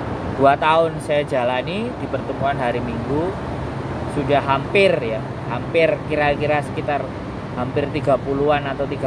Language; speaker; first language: Indonesian; non-native, local second language; Javanese